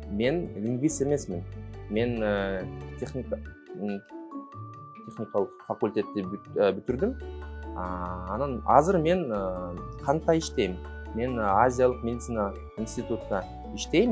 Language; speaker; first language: Kyrgyz; non-native, local second language; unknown